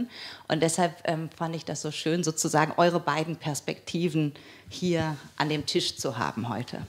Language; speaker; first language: German; native; German